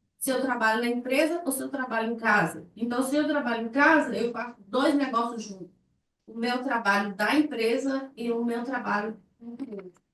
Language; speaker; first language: Portuguese; native; Portuguese